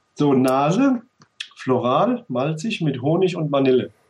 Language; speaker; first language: German; native; German